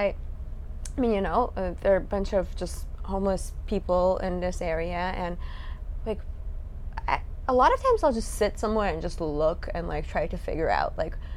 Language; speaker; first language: English; non-native, fluent; Russian